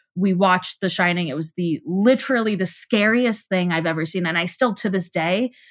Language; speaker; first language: English; native; English